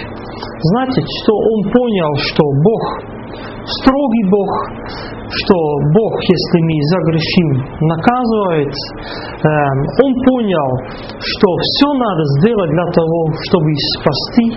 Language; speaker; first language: Russian; non-native, fluent; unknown